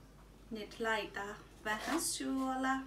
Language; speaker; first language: Finnish; non-native, learner; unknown